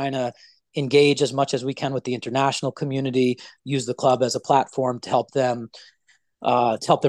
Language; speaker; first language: English; native; English